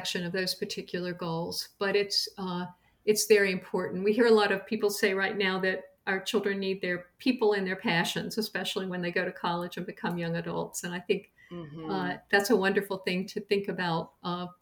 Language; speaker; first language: English; native; English